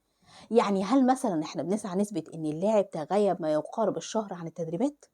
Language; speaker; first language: Arabic; native; Arabic